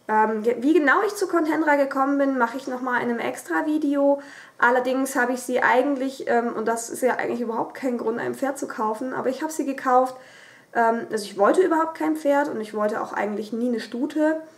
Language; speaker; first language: German; native; German